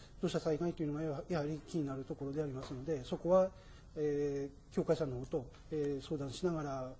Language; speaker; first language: Japanese; native; Japanese